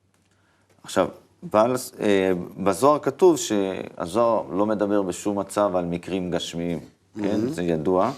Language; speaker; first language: Hebrew; native; Hebrew